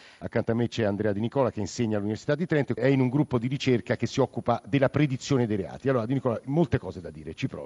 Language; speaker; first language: Italian; native; Italian